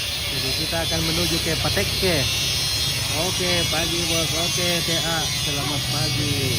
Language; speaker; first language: Indonesian; non-native, local second language; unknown